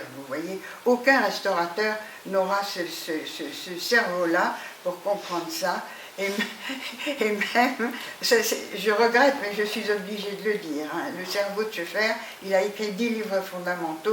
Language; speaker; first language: French; native; French